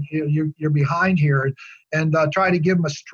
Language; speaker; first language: English; native; English